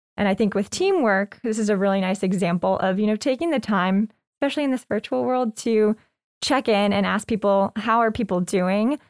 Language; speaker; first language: English; native; English